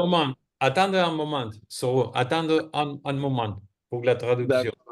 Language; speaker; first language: French; non-native, fluent; Spanish